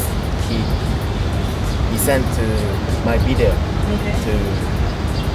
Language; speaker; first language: English; non-native, learner; Japanese